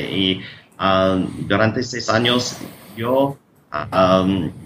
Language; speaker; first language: Spanish; non-native, learner; English